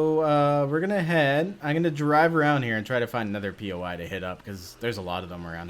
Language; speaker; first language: English; native; English